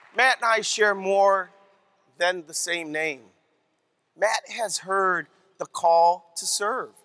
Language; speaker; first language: English; native; English